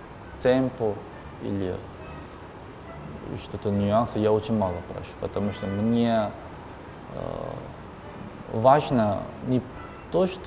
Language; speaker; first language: Russian; non-native, learner; Korean